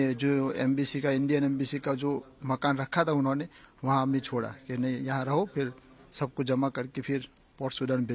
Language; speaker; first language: Hindi; native; Hindi